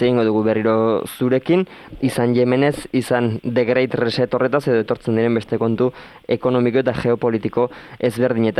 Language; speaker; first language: Basque; native; Basque